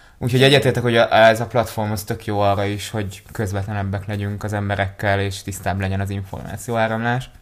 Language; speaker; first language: Hungarian; early bilingual, other home language; Hebrew